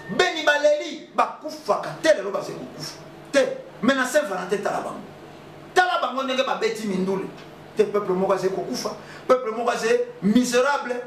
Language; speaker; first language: Lingala; non-native, local second language; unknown